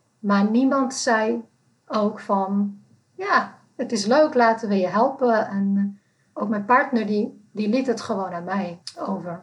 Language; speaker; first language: Dutch; non-native, fluent; Czech